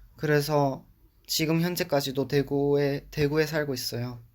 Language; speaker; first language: Korean; early bilingual, other home language; English